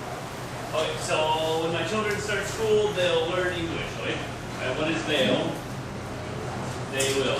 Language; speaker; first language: English; non-native, fluent; Chinese